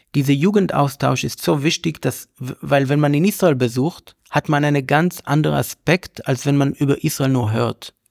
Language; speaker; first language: German; non-native, learner; Hebrew